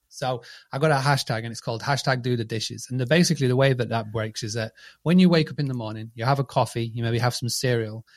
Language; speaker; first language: English; native; English